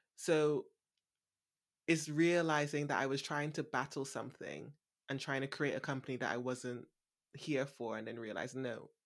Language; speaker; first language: English; native; English